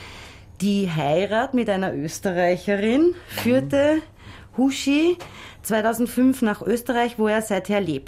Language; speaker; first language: German; native; German